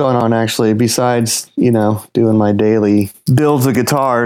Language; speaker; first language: English; native; English